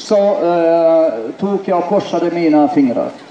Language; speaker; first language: Swedish; non-native, fluent; Finnish